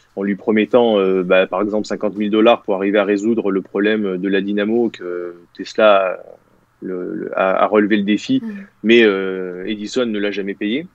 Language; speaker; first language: French; native; French